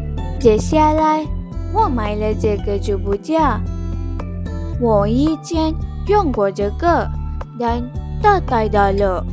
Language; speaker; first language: Chinese; non-native, learner; Malay